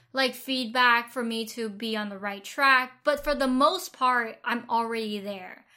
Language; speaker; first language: English; early bilingual, other home language; Vietnamese